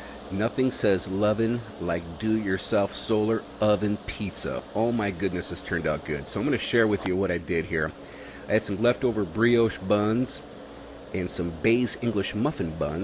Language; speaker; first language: English; native; English